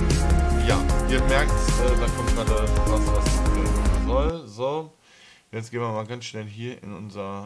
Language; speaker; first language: German; native; German